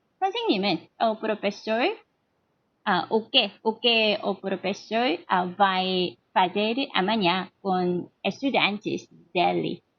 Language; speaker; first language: Portuguese; non-native, learner; Korean